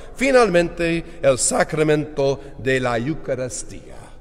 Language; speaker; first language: Spanish; non-native, learner; English